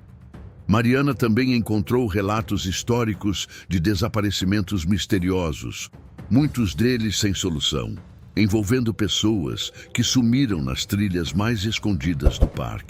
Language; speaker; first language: Portuguese; native; Portuguese